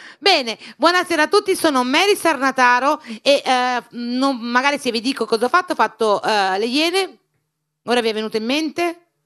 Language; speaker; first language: Italian; native; Italian